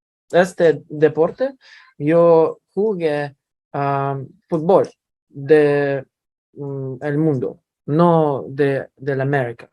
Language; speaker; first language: Spanish; non-native, learner; English